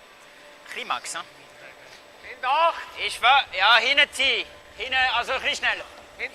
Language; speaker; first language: German; non-native, fluent; French